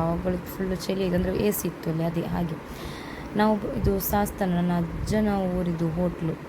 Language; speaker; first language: Kannada; non-native, local second language; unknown